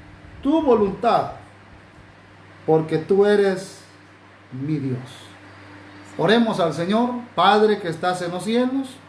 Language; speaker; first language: Spanish; native; Spanish